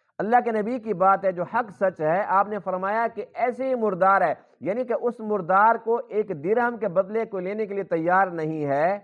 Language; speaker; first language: Urdu; non-native, local second language; Saraiki